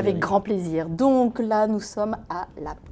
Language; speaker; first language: French; native; French